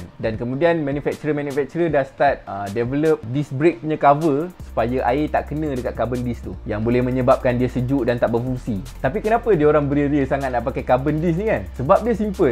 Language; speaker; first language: Malay; native; Malay